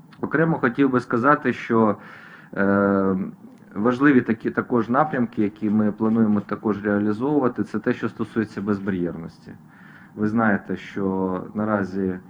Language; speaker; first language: Ukrainian; native; Ukrainian